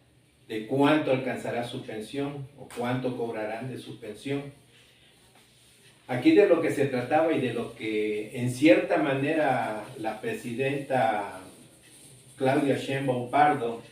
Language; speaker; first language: Spanish; native; Spanish